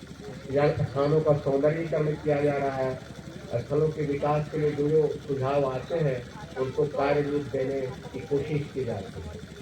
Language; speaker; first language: Hindi; native; Hindi